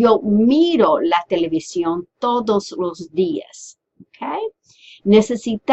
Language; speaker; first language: Spanish; non-native, fluent; English